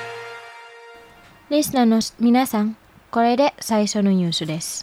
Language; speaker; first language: Japanese; non-native, fluent; Indonesian